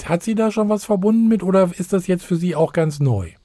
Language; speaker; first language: German; native; German